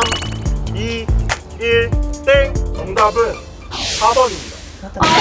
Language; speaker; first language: Korean; native; Korean